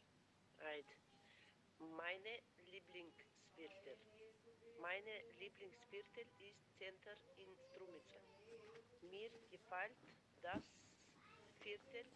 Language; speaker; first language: German; non-native, learner; Macedonian